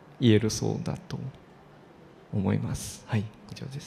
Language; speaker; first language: Japanese; non-native, fluent; Chinese